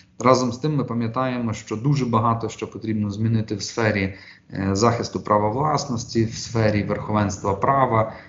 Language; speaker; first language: Ukrainian; native; Ukrainian